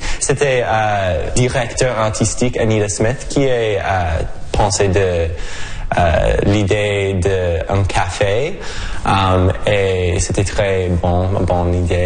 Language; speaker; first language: French; non-native, local second language; English